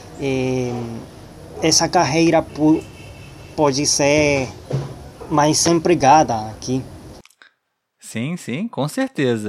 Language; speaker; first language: Portuguese; non-native, learner; Spanish